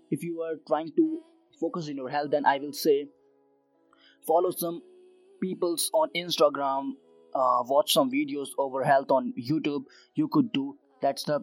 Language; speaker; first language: English; non-native, local second language; Hindi